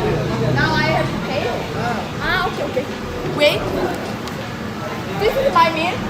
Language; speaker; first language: English; non-native, learner; Japanese